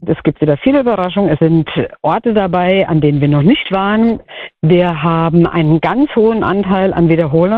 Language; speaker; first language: German; native; German